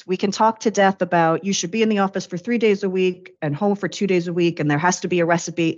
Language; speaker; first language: English; native; English